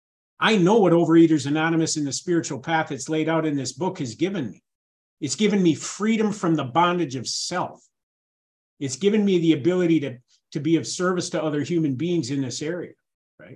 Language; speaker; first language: English; native; English